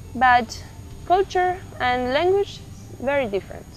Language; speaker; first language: English; non-native, fluent; Spanish